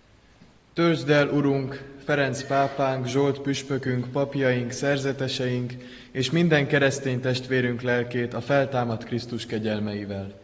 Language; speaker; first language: Hungarian; native; Hungarian